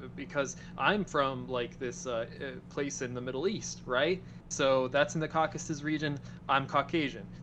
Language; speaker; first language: English; early bilingual, other home language; Spanish